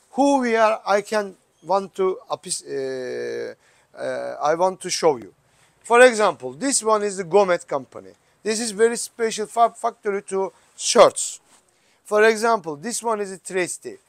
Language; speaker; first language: English; non-native, learner; Turkish